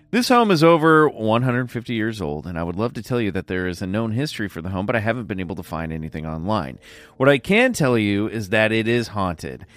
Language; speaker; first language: English; native; English